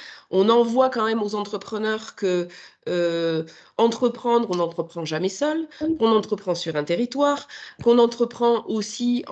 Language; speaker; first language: French; native; French